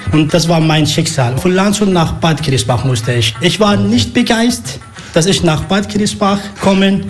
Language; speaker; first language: German; non-native, learner; Arabic